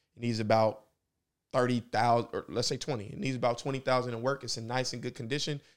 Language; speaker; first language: English; native; English